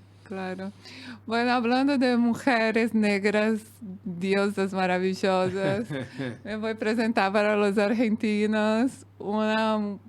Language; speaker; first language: Spanish; non-native, fluent; Portuguese